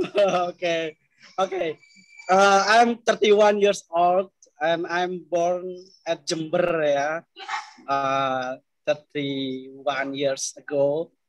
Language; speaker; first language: English; non-native, learner; Indonesian